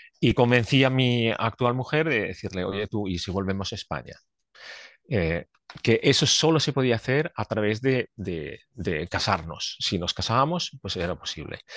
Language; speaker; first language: Spanish; non-native, fluent; Swiss German